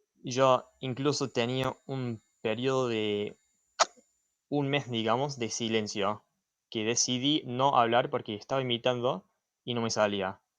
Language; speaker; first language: Spanish; non-native, fluent; English